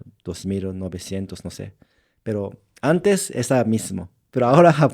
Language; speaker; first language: Spanish; non-native, learner; Japanese